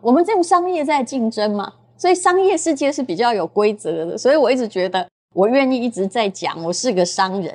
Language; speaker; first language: Chinese; native; Chinese